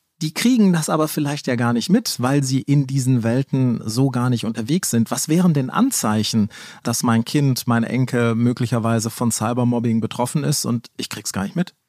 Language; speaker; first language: German; native; German